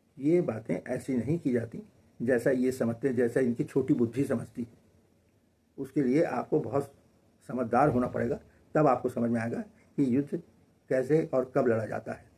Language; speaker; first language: Hindi; native; Hindi